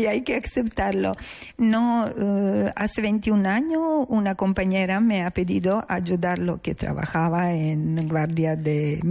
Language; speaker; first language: Spanish; non-native, learner; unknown